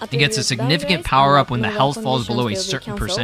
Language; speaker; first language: English; native; English